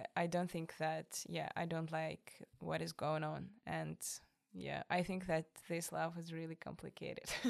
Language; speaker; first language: English; non-native, fluent; Russian